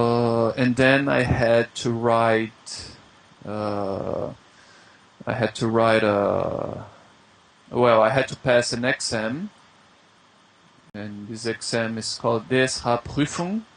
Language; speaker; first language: English; non-native, fluent; Portuguese